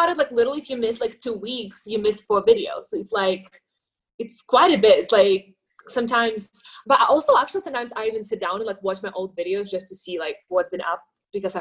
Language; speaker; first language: English; non-native, fluent; Ukrainian